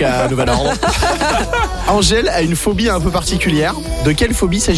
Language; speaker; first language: French; native; French